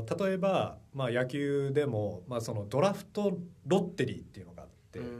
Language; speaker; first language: Japanese; early bilingual, heritage; Japanese